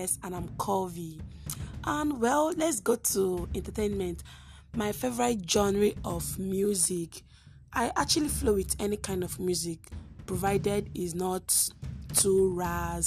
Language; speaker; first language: English; non-native, local second language; Igbo